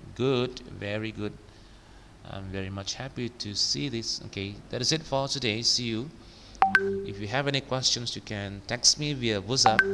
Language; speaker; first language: English; non-native, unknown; Indonesian